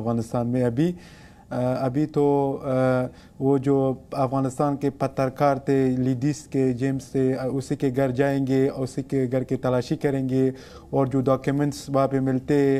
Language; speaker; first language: Hindi; non-native, learner; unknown